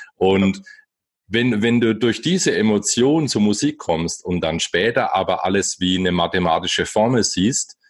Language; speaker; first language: German; native; German